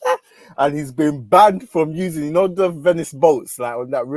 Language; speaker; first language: English; native; English